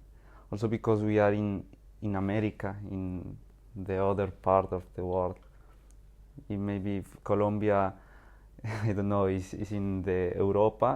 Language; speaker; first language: English; non-native, learner; Spanish